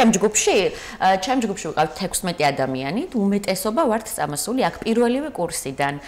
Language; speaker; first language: Georgian; native; Georgian